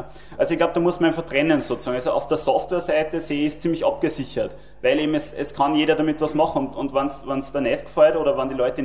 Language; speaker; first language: German; native; German